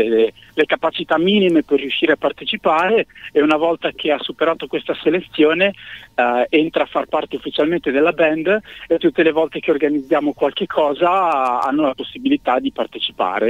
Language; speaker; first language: Italian; native; Italian